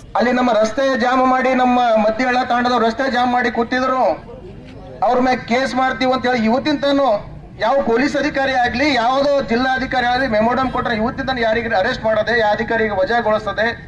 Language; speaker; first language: Kannada; non-native, local second language; Lambadi